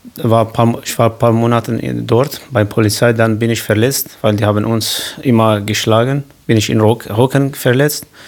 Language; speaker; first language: German; non-native, learner; Kurdish